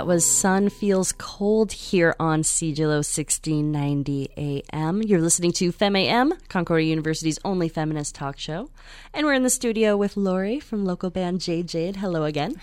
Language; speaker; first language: English; native; English